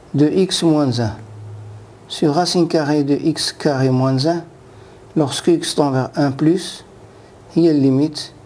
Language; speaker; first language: French; non-native, local second language; Arabic